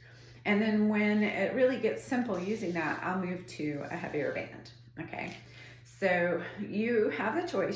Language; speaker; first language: English; native; English